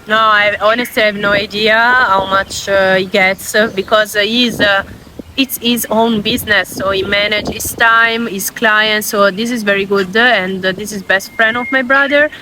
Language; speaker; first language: English; non-native, fluent; Italian